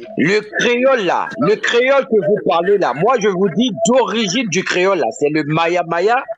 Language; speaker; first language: French; native; French